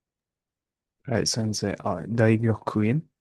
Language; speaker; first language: Japanese; non-native, learner; Indonesian